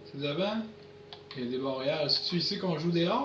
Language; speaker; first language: French; native; French